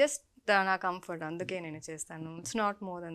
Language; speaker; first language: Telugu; non-native, local second language; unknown